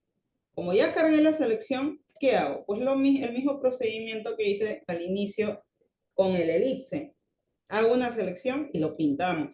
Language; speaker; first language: Spanish; native; Spanish